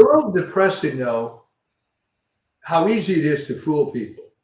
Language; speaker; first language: English; native; English